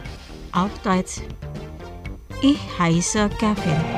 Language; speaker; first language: German; non-native, fluent; Indonesian